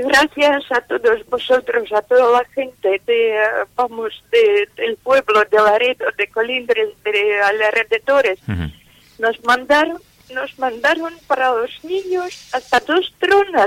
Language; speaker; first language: Spanish; non-native, fluent; Ukrainian